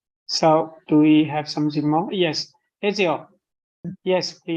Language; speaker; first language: English; non-native, fluent; Chinese